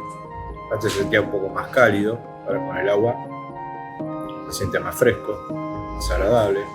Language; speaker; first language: Spanish; native; Spanish